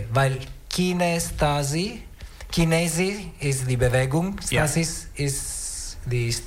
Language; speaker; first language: German; non-native, learner; Italian